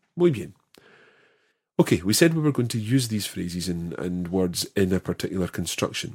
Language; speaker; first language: English; native; English